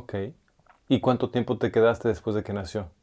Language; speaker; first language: Spanish; native; Spanish